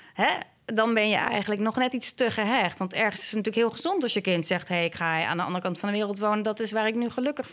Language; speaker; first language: Dutch; native; Dutch